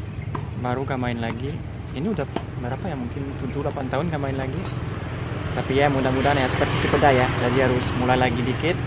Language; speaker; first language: Indonesian; non-native, fluent; French